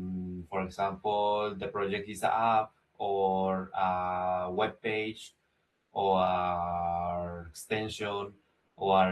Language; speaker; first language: English; non-native, learner; Spanish